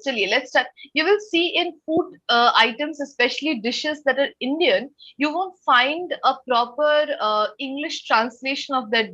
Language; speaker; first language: English; non-native, local second language; Hindi